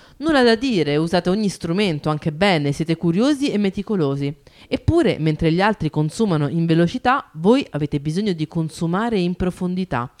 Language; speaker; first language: Italian; native; Italian